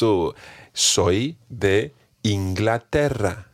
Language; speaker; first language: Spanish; non-native, fluent; English